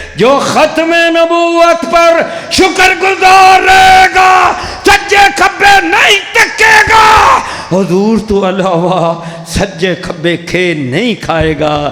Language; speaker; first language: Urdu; non-native, local second language; Punjabi